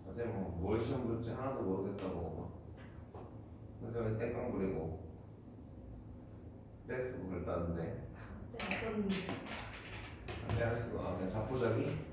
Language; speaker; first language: Korean; native; Korean